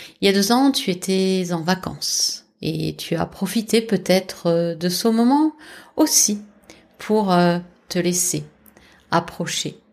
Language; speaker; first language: French; native; French